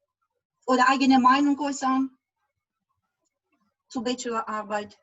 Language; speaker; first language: German; non-native, fluent; Russian